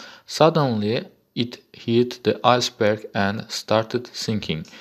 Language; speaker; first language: English; non-native, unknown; Azerbaijani